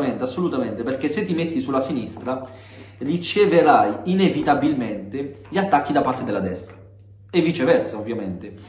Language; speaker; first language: Italian; early bilingual, other home language; Arabic